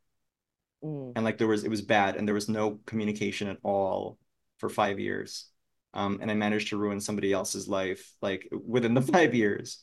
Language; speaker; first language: English; non-native, local second language; Filipino